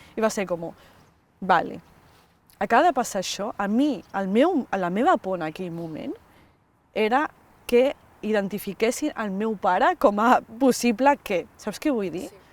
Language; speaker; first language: Catalan; early bilingual, other home language; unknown